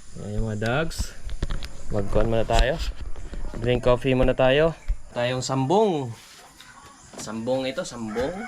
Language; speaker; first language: Filipino; non-native, local second language; Cebuano